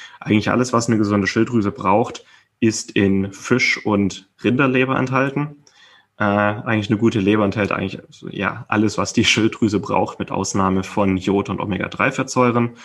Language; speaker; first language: German; native; German